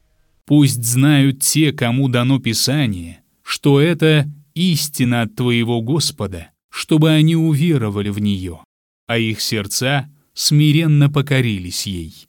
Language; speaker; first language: Russian; native; Russian